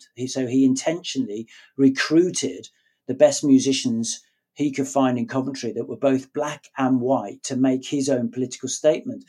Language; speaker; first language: English; native; English